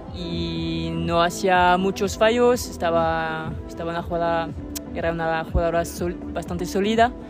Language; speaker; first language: Spanish; non-native, fluent; French